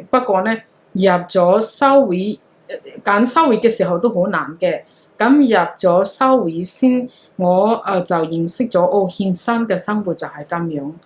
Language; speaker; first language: Cantonese; non-native, fluent; Hakha Chin